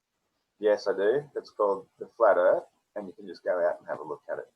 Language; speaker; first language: English; native; English